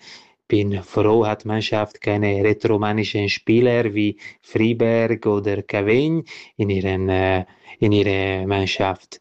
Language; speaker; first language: German; non-native, learner; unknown